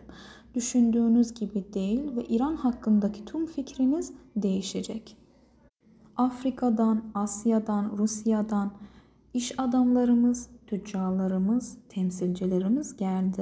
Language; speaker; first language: Turkish; non-native, fluent; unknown